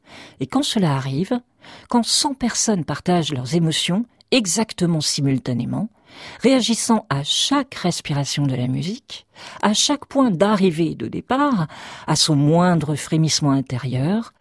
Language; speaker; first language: French; native; French